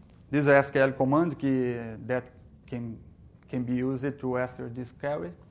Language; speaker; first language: English; non-native, learner; Portuguese